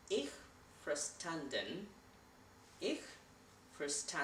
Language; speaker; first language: German; non-native, learner; Hindi